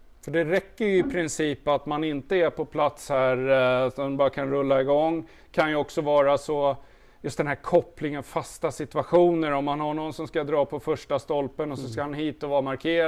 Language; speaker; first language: Swedish; native; Swedish